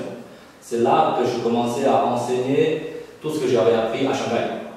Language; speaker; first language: French; non-native, fluent; Chinese